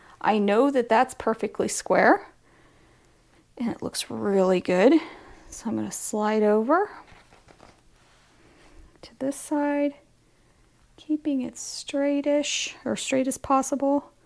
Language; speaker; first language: English; native; English